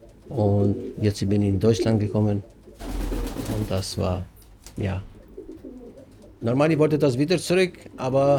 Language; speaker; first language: German; non-native, learner; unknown